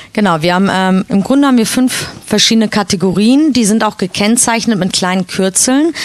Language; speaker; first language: German; native; German